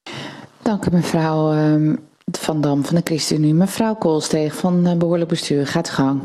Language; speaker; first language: Dutch; native; Dutch